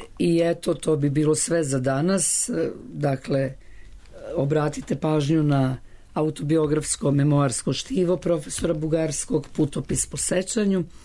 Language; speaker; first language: Serbian; native; Serbian